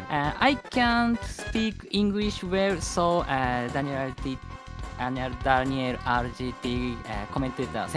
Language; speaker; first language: English; non-native, learner; Japanese